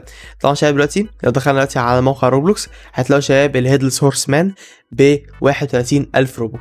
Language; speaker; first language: Arabic; native; Arabic